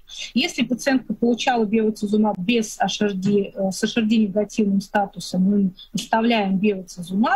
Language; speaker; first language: Russian; native; Russian